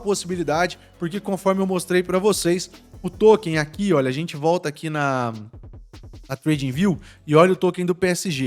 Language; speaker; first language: Portuguese; native; Portuguese